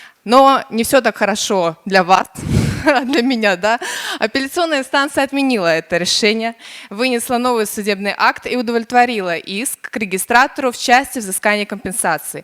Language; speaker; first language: Russian; native; Russian